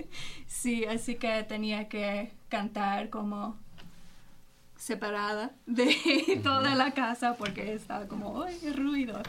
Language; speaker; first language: Spanish; non-native, fluent; English